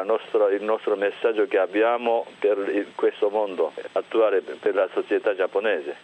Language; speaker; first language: Italian; non-native, fluent; Japanese